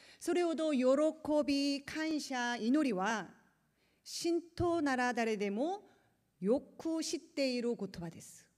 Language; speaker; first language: Japanese; non-native, learner; Korean